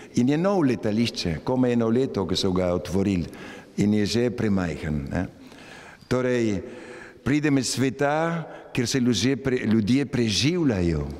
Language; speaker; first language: Slovenian; early bilingual, heritage; Slovenian